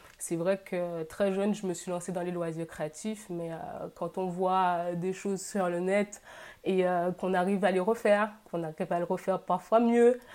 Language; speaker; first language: French; native; French